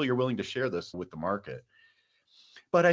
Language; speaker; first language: English; native; English